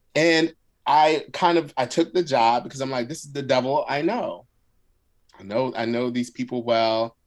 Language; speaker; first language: English; early bilingual, other home language; Arabic